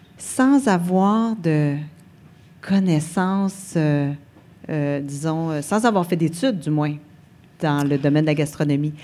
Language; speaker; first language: French; native; French